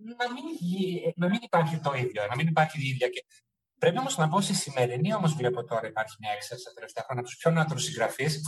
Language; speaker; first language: Greek; early bilingual, heritage; Greek